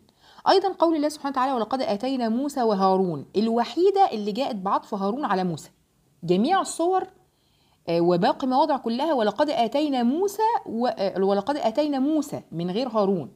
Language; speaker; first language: Arabic; native; Arabic